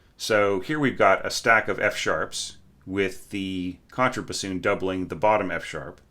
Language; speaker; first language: English; native; English